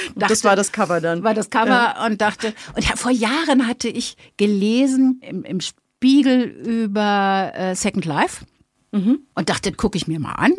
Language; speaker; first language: German; native; German